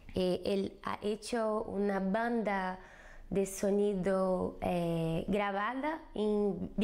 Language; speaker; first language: Spanish; non-native, fluent; Portuguese